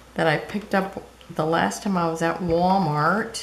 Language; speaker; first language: English; native; English